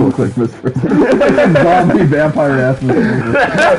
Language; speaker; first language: English; native; English